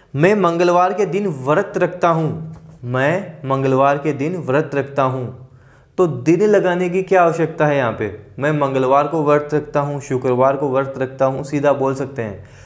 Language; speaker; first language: Hindi; native; Hindi